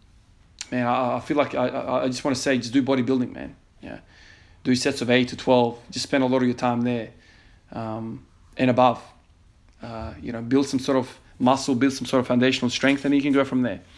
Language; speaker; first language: English; native; English